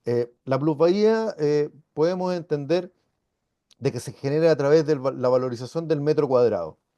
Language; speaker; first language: Spanish; native; Spanish